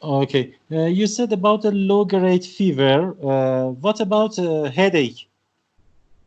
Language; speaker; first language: English; non-native, learner; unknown